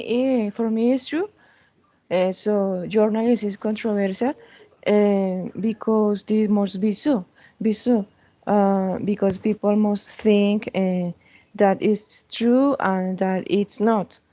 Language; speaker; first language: English; non-native, learner; Spanish